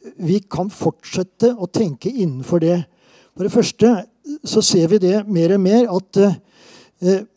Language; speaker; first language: Norwegian; native; Norwegian